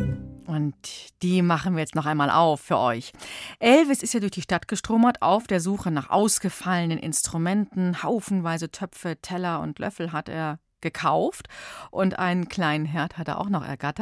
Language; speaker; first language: German; native; German